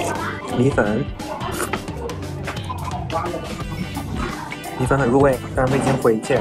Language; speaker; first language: Chinese; native; Chinese